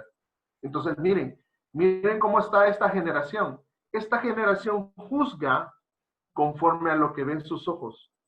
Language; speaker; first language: Spanish; native; Spanish